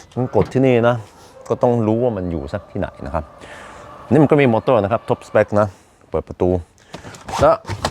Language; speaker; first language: Thai; non-native, fluent; Norwegian